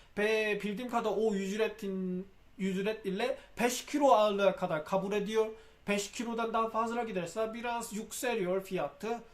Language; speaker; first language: Turkish; non-native, fluent; Korean